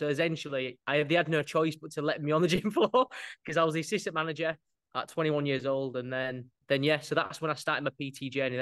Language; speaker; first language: English; native; English